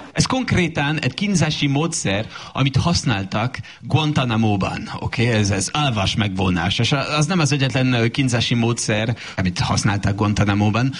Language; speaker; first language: Hungarian; non-native, fluent; French